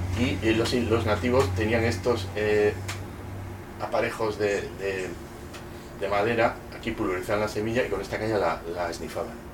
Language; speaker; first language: Spanish; native; Spanish